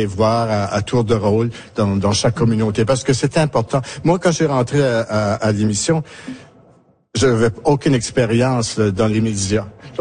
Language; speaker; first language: French; native; French